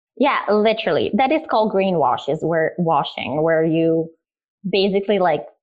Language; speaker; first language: English; early bilingual, other home language; Italian